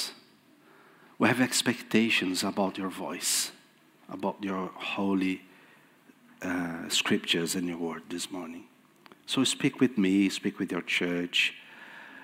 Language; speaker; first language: English; non-native, fluent; Portuguese